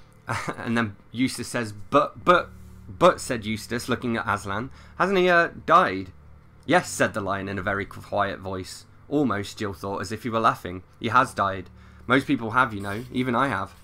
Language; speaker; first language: English; native; English